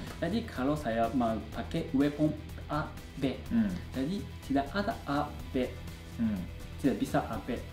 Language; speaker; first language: Indonesian; non-native, learner; Japanese